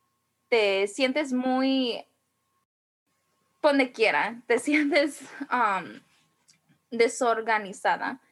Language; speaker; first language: Spanish; early bilingual, heritage; Spanish